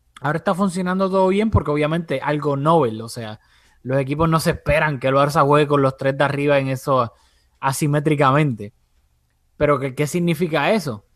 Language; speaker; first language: Spanish; early bilingual, heritage; Spanish